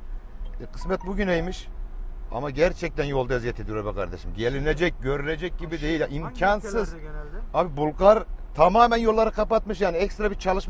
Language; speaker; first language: Turkish; native; Turkish